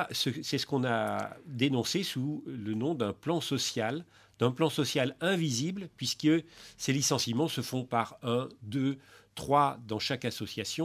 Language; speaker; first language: French; native; French